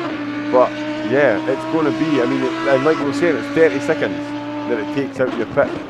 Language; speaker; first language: English; native; English